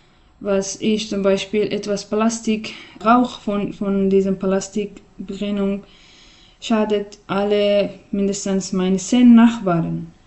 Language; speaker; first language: German; non-native, fluent; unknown